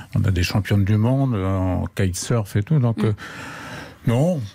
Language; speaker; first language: French; native; French